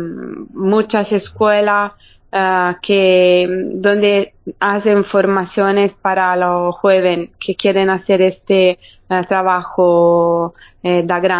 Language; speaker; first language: Spanish; non-native, fluent; Italian